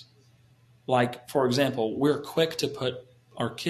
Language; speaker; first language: English; native; English